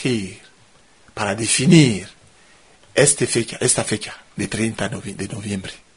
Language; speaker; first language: Spanish; non-native, fluent; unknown